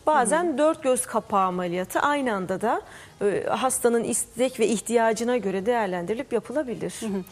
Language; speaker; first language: Turkish; native; Turkish